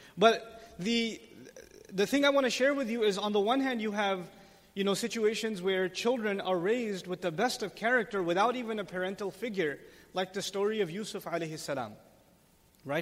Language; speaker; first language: English; native; English